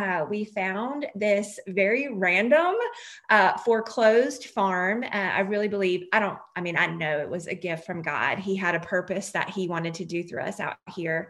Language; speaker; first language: English; native; English